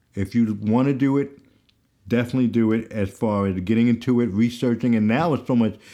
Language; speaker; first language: English; native; English